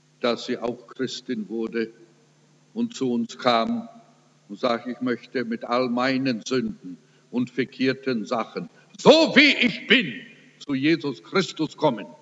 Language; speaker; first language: German; early bilingual, heritage; German